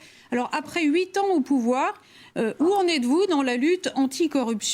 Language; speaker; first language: French; native; French